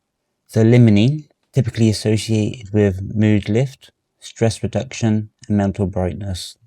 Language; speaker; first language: English; native; English